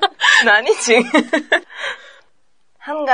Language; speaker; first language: Korean; non-native, learner; Japanese